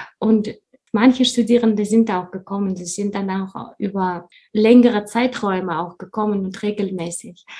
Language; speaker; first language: German; non-native, fluent; Russian